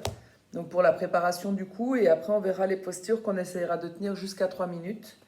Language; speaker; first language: French; native; French